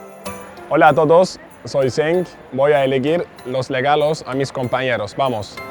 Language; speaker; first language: Spanish; non-native, learner; Turkish